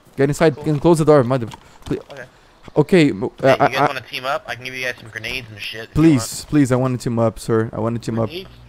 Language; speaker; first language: English; non-native, fluent; Portuguese